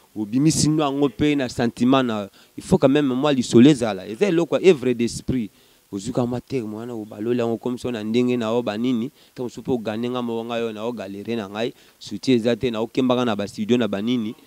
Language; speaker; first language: Lingala; native; Lingala